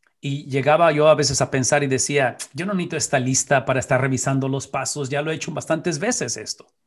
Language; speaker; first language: Spanish; native; Spanish